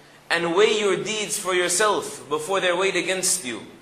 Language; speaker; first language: English; early bilingual, other home language; Arabic